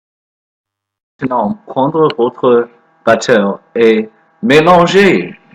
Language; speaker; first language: French; non-native, learner; English